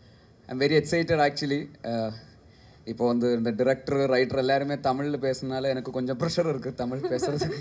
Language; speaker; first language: Tamil; non-native, learner; Malayalam